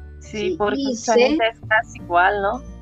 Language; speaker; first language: Spanish; non-native, fluent; Portuguese